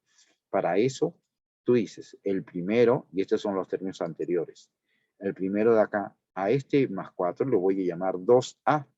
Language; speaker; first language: Spanish; native; Spanish